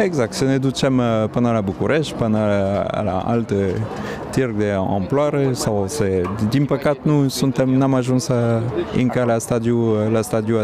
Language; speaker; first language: Romanian; non-native, fluent; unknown